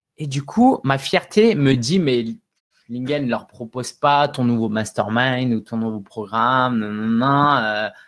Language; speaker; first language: French; native; French